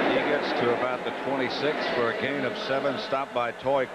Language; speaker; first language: English; native; English